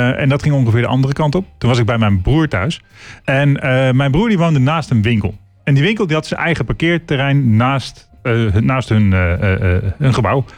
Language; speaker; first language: Dutch; native; Dutch